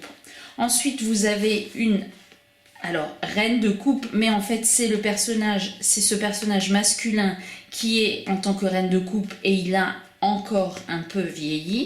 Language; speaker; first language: French; native; French